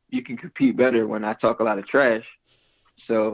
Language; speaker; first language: English; native; English